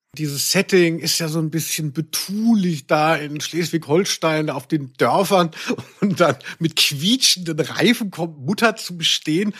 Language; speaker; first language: German; native; German